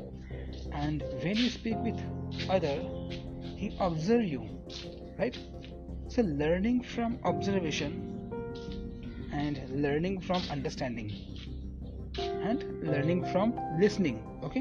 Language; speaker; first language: English; non-native, local second language; Marathi